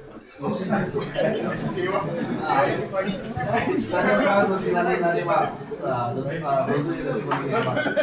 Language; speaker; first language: Japanese; non-native, learner; Filipino